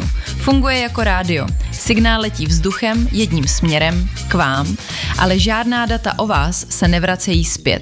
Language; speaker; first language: Czech; native; Czech